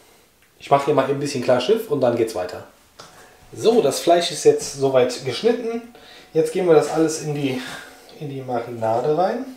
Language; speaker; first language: German; native; German